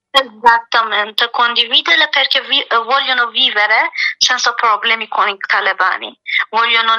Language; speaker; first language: Italian; non-native, learner; Persian